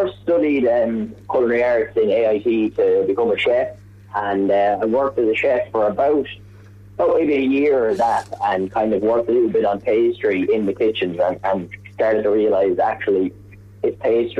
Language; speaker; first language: English; native; English